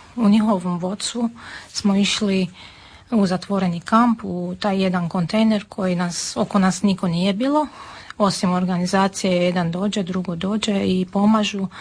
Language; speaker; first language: Serbian; non-native, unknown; Armenian